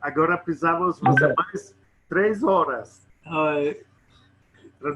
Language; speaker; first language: Portuguese; non-native, learner; Polish